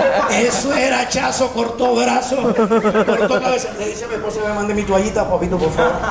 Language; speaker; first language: Spanish; native; Spanish